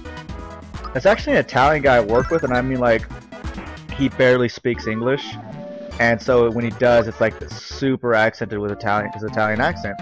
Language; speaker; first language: English; native; English